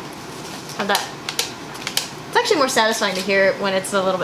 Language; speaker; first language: English; native; English